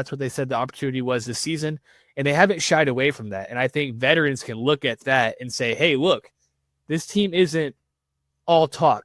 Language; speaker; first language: English; native; English